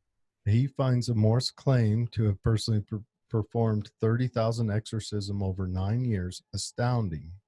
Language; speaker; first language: English; native; English